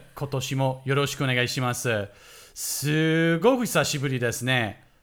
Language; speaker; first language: Japanese; non-native, fluent; English